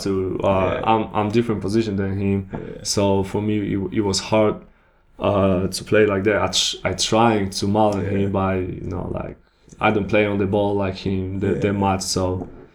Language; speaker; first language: English; non-native, learner; Polish